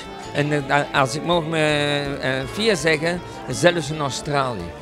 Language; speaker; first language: Dutch; non-native, local second language; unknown